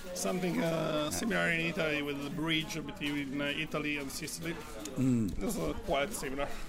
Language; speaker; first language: English; non-native, learner; Italian